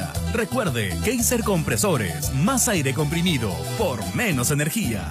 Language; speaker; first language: Spanish; native; Spanish